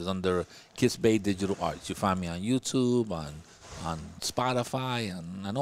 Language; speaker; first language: English; native; English